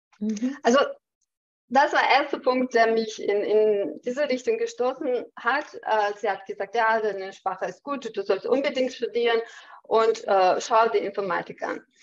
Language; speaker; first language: German; non-native, fluent; Chechen